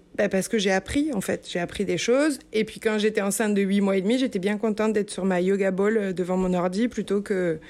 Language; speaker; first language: French; native; French